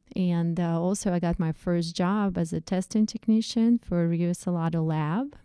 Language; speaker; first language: English; non-native, fluent; Russian